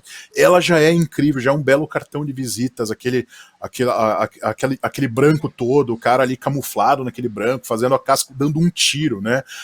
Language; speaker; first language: Portuguese; native; Portuguese